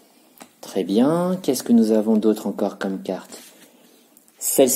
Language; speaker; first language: French; native; French